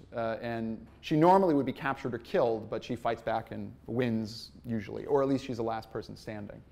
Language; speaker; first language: English; native; English